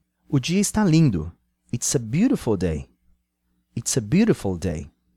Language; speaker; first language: English; non-native, fluent; Portuguese